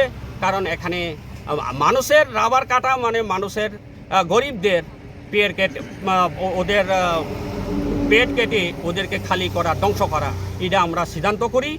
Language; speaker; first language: Bangla; non-native, local second language; Kok Borok